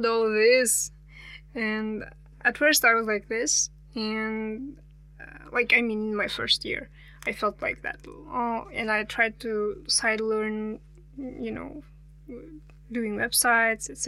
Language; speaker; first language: English; non-native, fluent; Kazakh